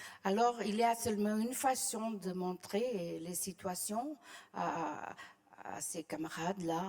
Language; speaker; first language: French; non-native, fluent; Portuguese